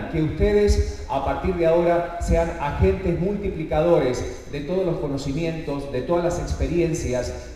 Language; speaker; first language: Spanish; native; Spanish